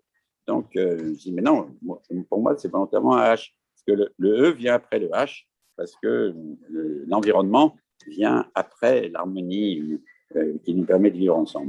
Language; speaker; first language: French; native; French